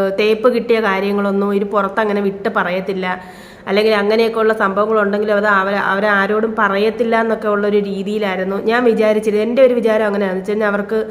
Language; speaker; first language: Malayalam; native; Malayalam